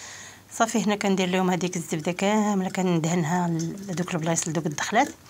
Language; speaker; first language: Arabic; native; Arabic